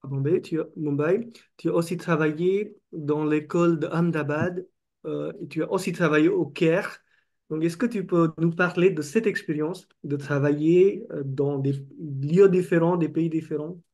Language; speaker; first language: French; non-native, fluent; Marathi